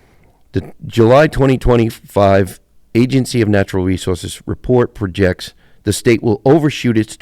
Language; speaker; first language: English; native; English